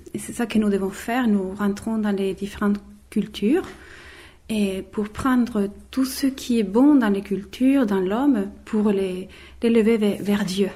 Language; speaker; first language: French; non-native, fluent; Spanish